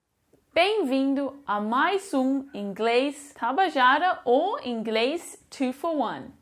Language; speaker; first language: Portuguese; non-native, fluent; English